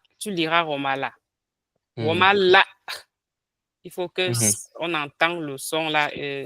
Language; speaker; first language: French; non-native, local second language; Ghomala